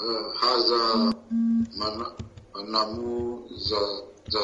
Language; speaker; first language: Arabic; non-native, learner; French